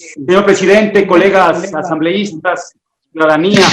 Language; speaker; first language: Spanish; native; Spanish